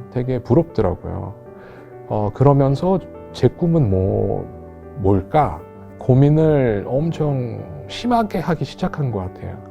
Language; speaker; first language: Korean; non-native, fluent; Russian